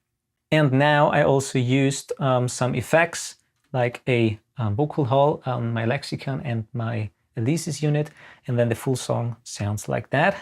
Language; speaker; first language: English; non-native, fluent; German